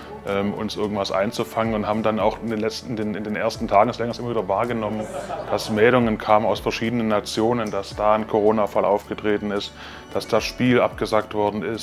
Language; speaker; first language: German; native; German